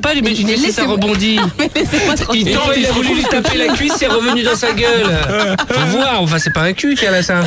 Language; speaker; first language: French; native; French